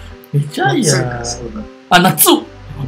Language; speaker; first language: Japanese; non-native, learner; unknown